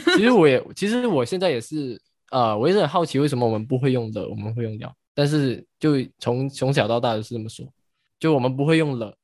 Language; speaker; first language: Chinese; native; Chinese